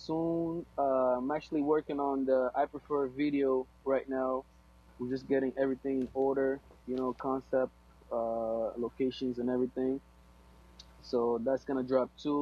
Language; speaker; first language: English; non-native, fluent; Portuguese